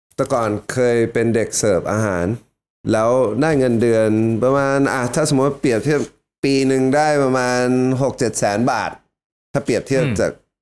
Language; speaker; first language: Thai; early bilingual, heritage; Thai